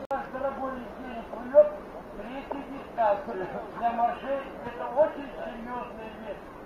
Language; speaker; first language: Russian; native; Russian